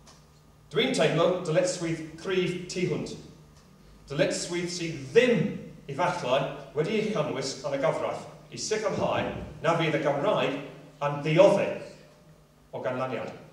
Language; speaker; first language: Welsh; non-native, fluent; English